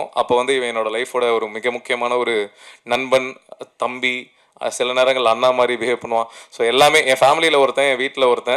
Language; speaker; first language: Tamil; native; Tamil